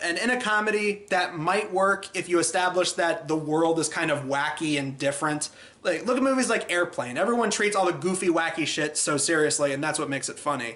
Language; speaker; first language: English; native; English